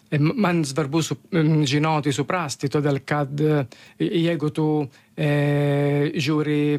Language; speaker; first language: Lithuanian; non-native, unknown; Italian